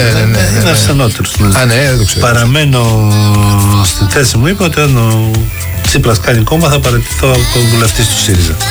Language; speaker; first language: Greek; native; Greek